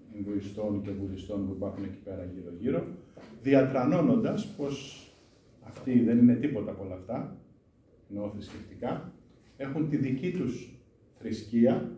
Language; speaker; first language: Greek; native; Greek